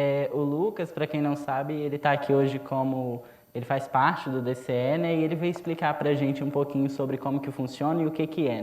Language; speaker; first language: Portuguese; native; Portuguese